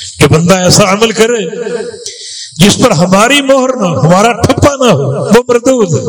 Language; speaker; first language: Urdu; native; Urdu